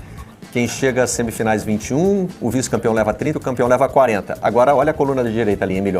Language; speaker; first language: Portuguese; native; Portuguese